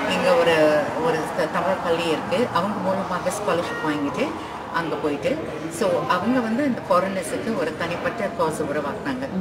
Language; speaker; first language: Tamil; early bilingual, heritage; Tamil